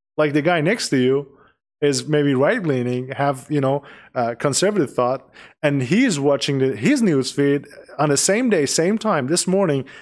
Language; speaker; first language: English; non-native, fluent; Persian